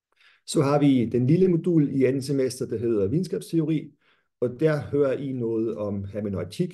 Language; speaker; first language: Danish; non-native, fluent; German